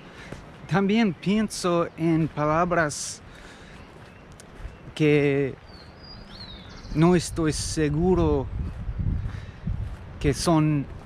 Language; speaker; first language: Spanish; non-native, learner; English